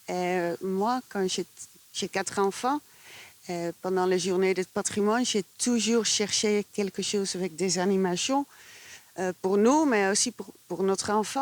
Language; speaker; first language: French; non-native, fluent; Dutch